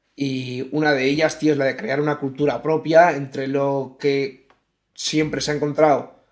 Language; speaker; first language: Spanish; native; Spanish